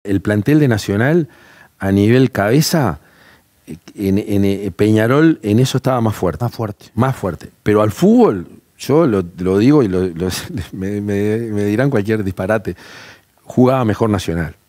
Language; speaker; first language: Spanish; native; Spanish